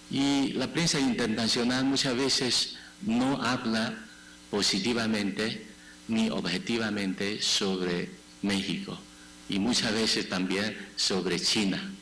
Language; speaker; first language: Spanish; non-native, fluent; Chinese